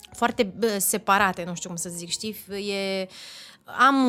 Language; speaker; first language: Romanian; native; Romanian